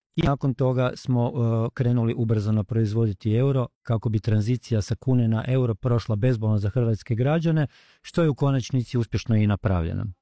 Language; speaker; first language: Croatian; native; Croatian